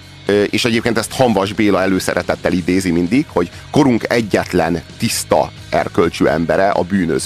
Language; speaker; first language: Hungarian; native; Hungarian